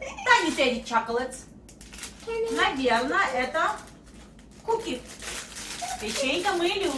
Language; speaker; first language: Russian; native; Russian